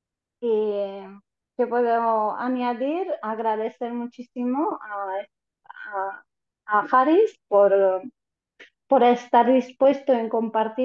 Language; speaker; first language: Spanish; non-native, fluent; Romanian